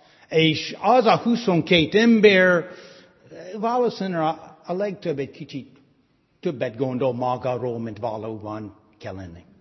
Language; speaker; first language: Hungarian; non-native, fluent; English